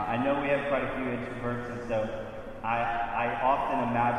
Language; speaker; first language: English; native; English